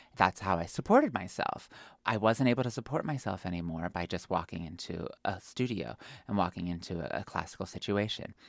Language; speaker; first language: English; native; English